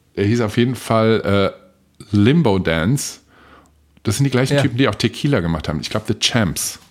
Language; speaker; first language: German; native; German